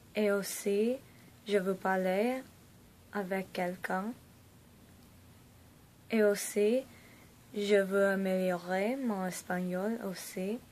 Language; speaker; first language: French; non-native, learner; English